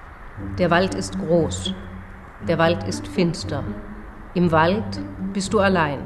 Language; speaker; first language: German; native; German